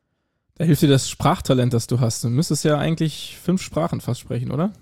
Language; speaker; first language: German; native; German